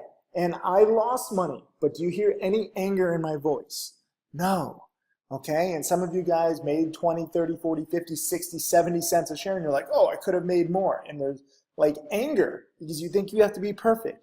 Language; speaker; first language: English; native; English